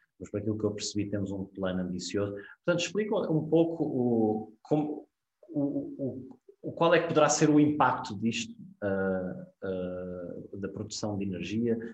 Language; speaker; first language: Portuguese; native; Portuguese